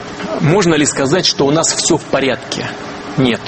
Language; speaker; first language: Russian; native; Russian